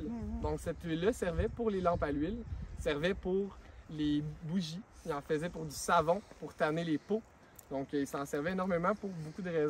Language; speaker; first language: French; native; French